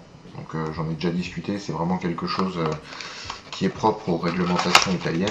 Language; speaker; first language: French; native; French